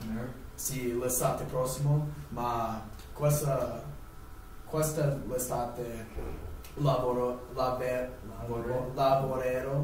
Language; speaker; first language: Italian; non-native, learner; English